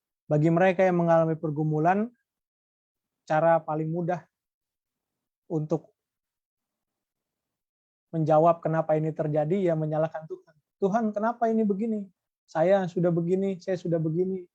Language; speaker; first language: Indonesian; native; Indonesian